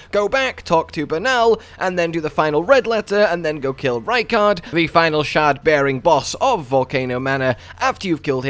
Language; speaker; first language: English; native; English